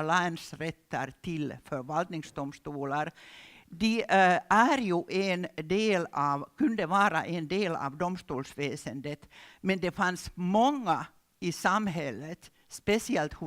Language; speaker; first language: Swedish; non-native, local second language; Finnish